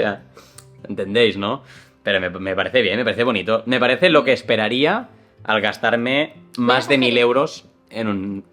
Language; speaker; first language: Spanish; native; Spanish